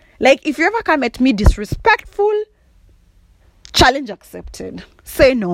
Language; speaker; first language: English; non-native, local second language; Kikuyu